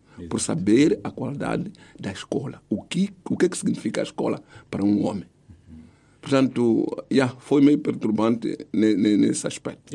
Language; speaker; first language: Portuguese; non-native, local second language; Tsonga